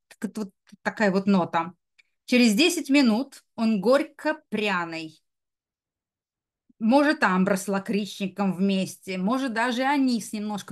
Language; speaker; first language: Russian; native; Russian